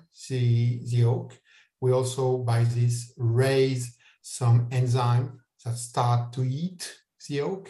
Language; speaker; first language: English; non-native, fluent; French